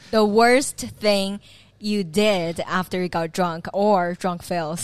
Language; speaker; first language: English; non-native, fluent; Chinese